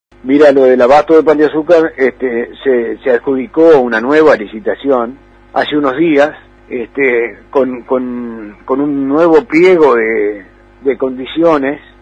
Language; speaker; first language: Spanish; native; Spanish